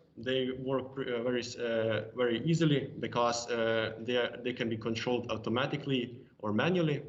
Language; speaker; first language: English; non-native, fluent; Slovenian